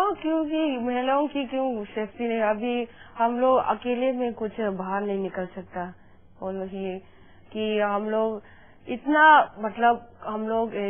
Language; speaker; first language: Hindi; non-native, local second language; Manipuri